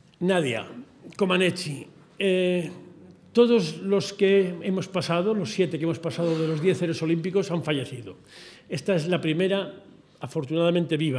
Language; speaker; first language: Spanish; native; Spanish